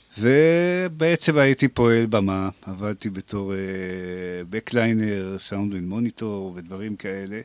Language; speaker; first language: Hebrew; native; Hebrew